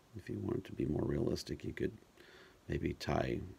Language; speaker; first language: English; native; English